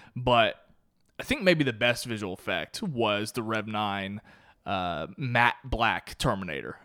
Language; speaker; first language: English; native; English